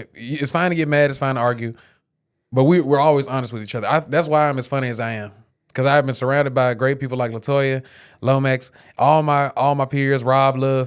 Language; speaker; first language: English; native; English